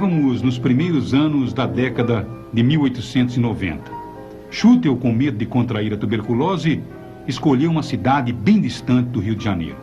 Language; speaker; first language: Portuguese; native; Portuguese